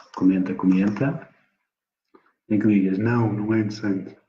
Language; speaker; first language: Portuguese; native; Portuguese